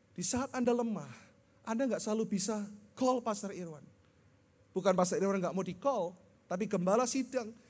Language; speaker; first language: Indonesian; native; Indonesian